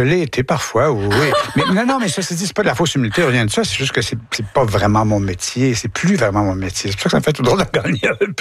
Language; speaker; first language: French; native; French